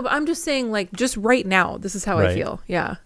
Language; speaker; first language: English; native; English